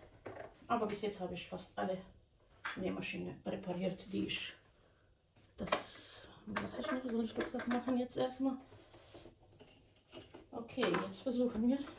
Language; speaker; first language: German; non-native, fluent; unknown